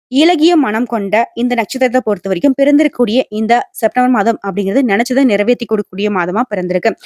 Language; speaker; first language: Tamil; native; Tamil